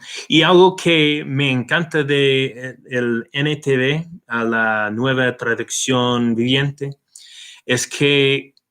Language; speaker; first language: Spanish; non-native, fluent; English